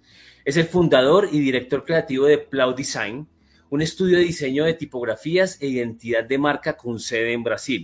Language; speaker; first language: Spanish; native; Spanish